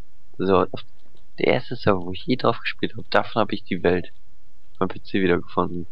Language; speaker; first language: German; native; German